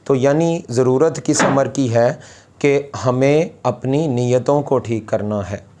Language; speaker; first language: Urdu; non-native, local second language; Punjabi